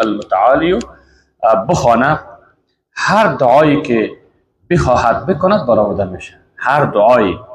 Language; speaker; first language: Persian; native; Persian